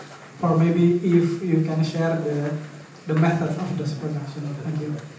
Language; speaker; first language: English; non-native, fluent; Indonesian